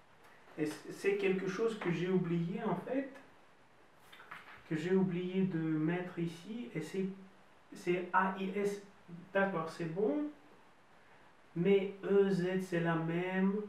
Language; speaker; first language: French; non-native, fluent; Russian